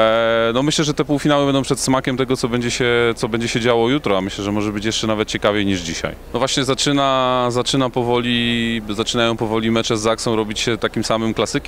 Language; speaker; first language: Polish; native; Polish